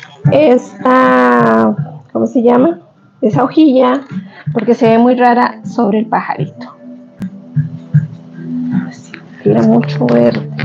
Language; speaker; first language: Spanish; native; Spanish